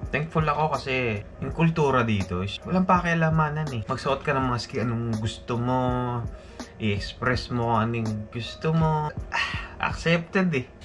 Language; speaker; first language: Filipino; native; Filipino